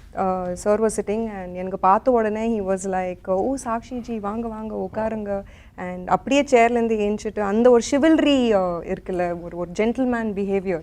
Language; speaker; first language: Tamil; non-native, local second language; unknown